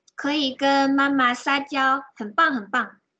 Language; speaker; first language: Chinese; native; Chinese